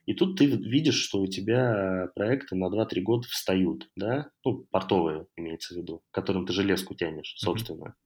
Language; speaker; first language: Russian; native; Russian